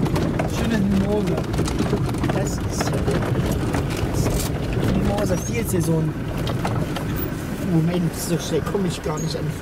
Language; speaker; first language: German; non-native, learner; Portuguese